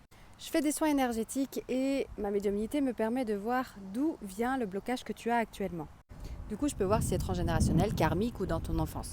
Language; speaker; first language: French; native; French